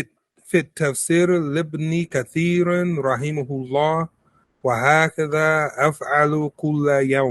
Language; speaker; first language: Arabic; non-native, learner; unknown